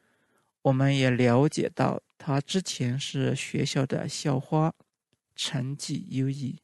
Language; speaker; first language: Chinese; native; Chinese